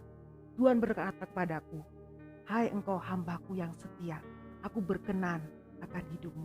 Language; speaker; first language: Indonesian; native; Indonesian